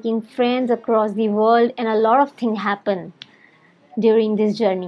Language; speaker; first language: English; non-native, local second language; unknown